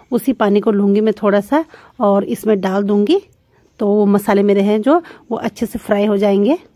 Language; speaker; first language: Hindi; native; Hindi